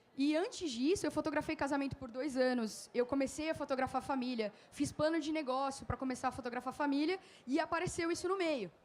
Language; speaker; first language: Portuguese; native; Portuguese